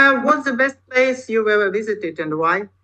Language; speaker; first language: English; non-native, learner; Russian